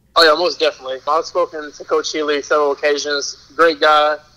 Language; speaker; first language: English; native; English